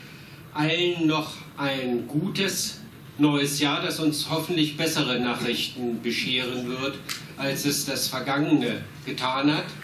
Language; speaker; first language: German; native; German